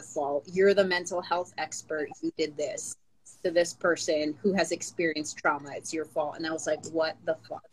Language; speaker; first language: English; non-native, local second language; Filipino